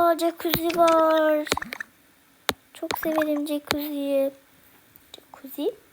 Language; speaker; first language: Turkish; early bilingual, heritage; Turkish